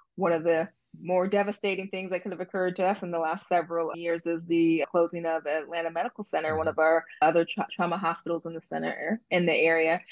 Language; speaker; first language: English; native; English